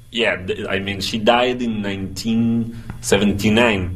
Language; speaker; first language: English; non-native, fluent; Spanish